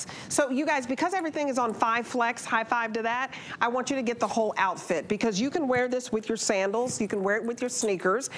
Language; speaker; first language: English; native; English